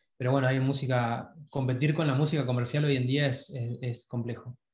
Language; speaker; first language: Spanish; native; Spanish